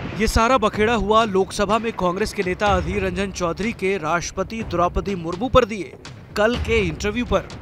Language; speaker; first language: Hindi; native; Hindi